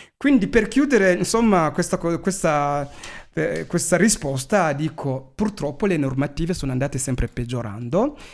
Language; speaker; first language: Italian; non-native, fluent; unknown